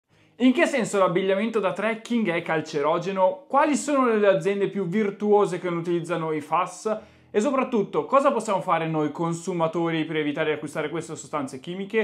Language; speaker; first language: Italian; native; Italian